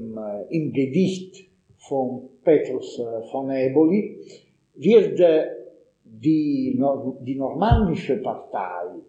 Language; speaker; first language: German; non-native, fluent; Italian